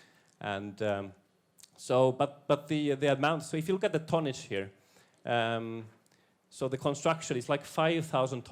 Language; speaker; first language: English; non-native, fluent; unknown